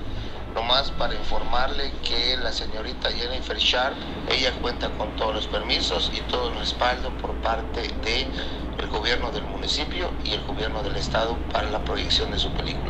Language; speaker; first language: Spanish; native; Spanish